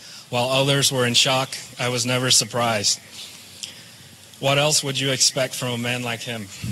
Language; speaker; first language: English; early bilingual, other home language; Vietnamese